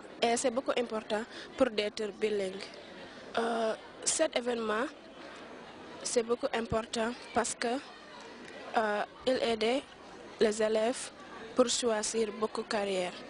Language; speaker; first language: French; non-native, learner; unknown